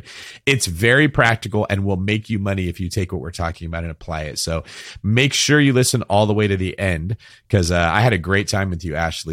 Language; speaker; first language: English; native; English